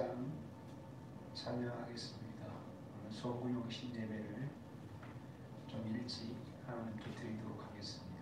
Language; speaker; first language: Korean; native; Korean